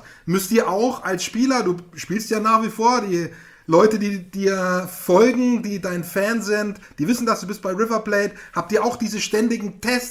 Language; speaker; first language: German; native; German